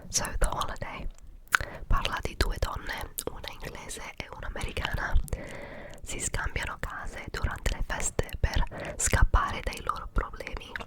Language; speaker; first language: Italian; early bilingual, heritage; English